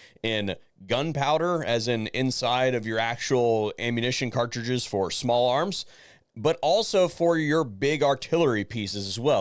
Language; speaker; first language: English; native; English